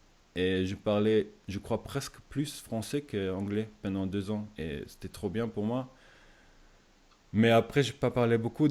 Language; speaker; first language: French; non-native, fluent; German